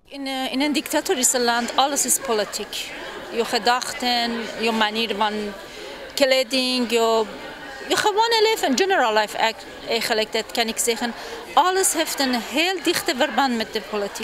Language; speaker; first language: Dutch; non-native, fluent; Persian